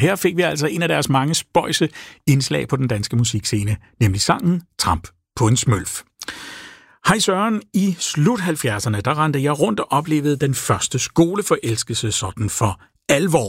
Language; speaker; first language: Danish; native; Danish